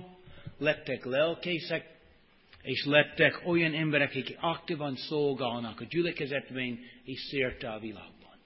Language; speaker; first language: Hungarian; non-native, fluent; English